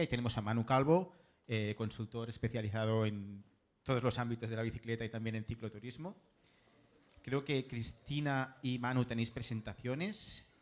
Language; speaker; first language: Spanish; native; Spanish